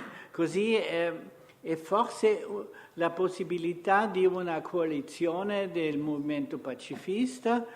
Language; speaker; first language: Italian; non-native, fluent; German